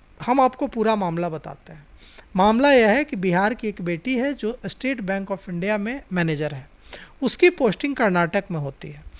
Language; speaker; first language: Hindi; native; Hindi